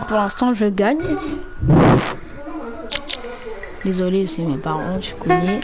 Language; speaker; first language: French; native; French